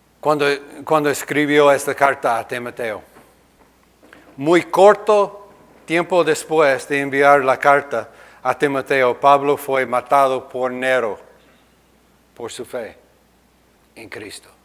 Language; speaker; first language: Spanish; non-native, fluent; English